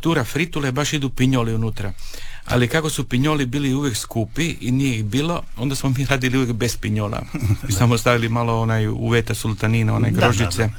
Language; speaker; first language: Serbian; native; Serbian